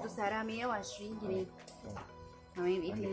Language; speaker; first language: Arabic; native; Arabic